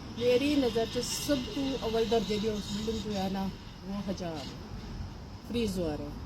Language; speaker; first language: Urdu; non-native, local second language; Punjabi